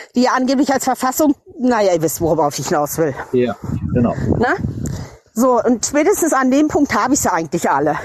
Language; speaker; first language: German; native; German